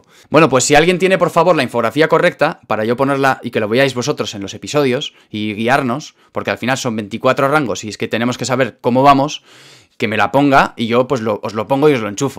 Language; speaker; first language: Spanish; native; Spanish